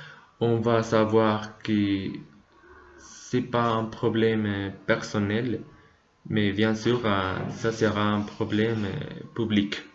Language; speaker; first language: French; non-native, learner; Spanish